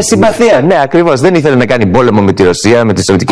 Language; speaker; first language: Greek; early bilingual, heritage; Greek